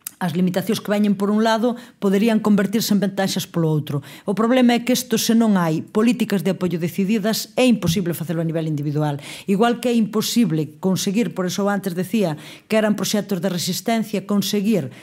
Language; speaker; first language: Galician; native; Galician